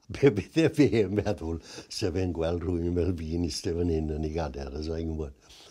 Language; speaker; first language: Welsh; native; Welsh